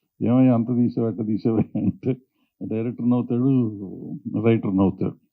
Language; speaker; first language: Telugu; native; Telugu